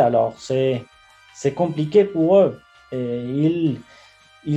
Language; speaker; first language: French; non-native, fluent; Spanish